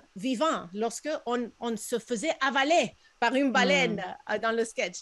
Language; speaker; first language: French; non-native, fluent; Spanish